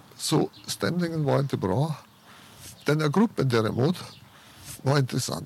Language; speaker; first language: Swedish; non-native, fluent; German